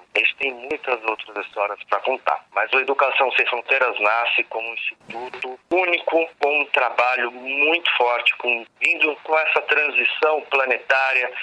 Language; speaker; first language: Portuguese; native; Portuguese